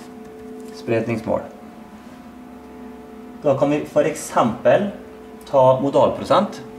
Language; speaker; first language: Norwegian; native; Norwegian